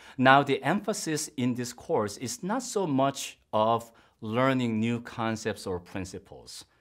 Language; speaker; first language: English; non-native, fluent; Korean